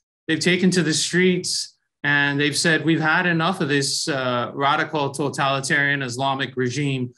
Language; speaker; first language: English; early bilingual, other home language; Persian